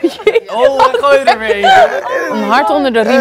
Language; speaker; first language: Dutch; native; Dutch